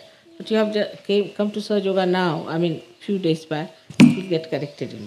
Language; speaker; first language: English; non-native, local second language; Marathi